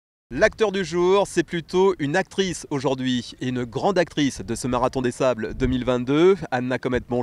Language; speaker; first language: French; native; French